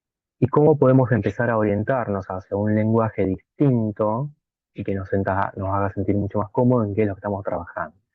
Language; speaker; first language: Spanish; native; Spanish